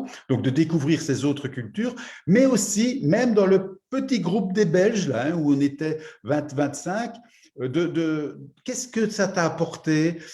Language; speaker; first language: French; native; French